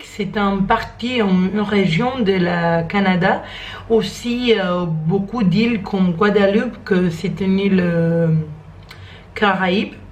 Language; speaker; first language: French; non-native, learner; Croatian